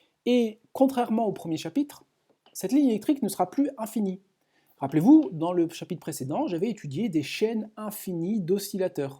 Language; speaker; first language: French; native; French